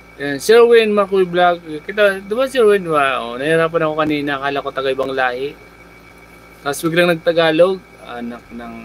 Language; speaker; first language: Filipino; native; Filipino